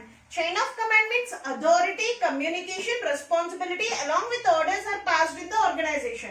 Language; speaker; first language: English; non-native, local second language; Telugu